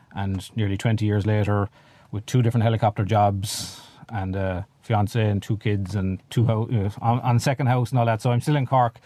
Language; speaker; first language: English; native; English